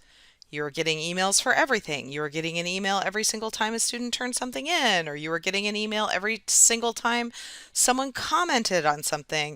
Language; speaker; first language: English; native; English